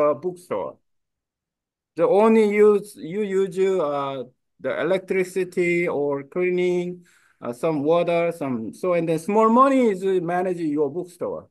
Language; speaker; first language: English; non-native, learner; Korean